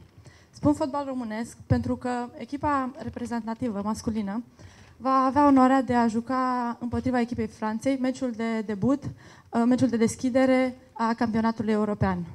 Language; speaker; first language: Romanian; native; Romanian